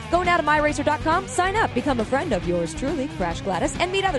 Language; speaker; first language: English; native; English